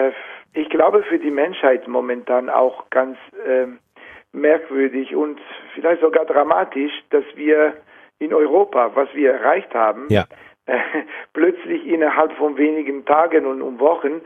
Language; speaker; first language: German; non-native, fluent; Italian